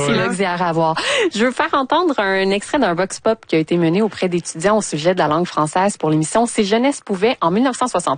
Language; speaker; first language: French; native; French